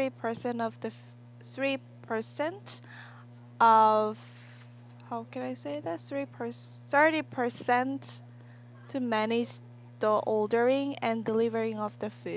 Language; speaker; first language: English; non-native, learner; Korean